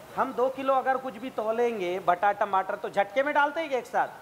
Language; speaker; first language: Hindi; native; Hindi